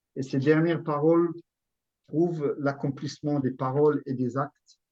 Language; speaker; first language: French; native; French